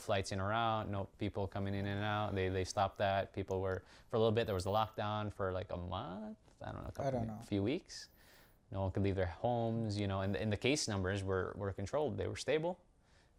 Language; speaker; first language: English; non-native, local second language; Hiligaynon